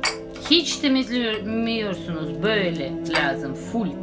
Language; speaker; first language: Turkish; non-native, learner; Russian